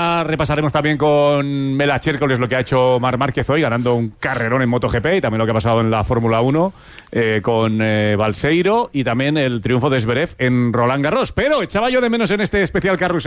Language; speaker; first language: Spanish; native; Spanish